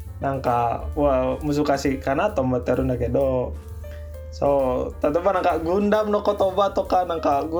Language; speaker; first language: Japanese; non-native, learner; Indonesian